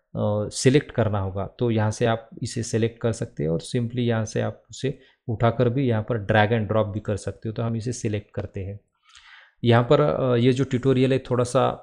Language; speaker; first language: Hindi; non-native, local second language; Marathi